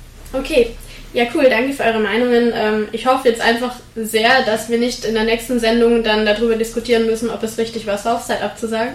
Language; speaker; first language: German; native; German